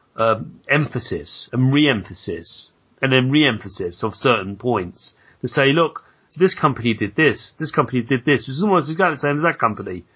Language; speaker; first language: English; native; English